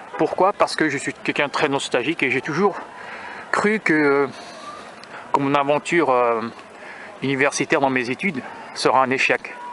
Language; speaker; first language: French; native; French